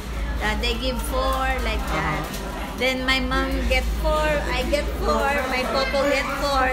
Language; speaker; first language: English; non-native, local second language; Filipino